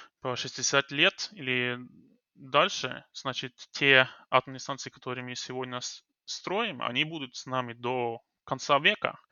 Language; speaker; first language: Russian; non-native, fluent; Norwegian